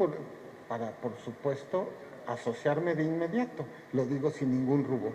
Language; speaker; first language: Spanish; native; Spanish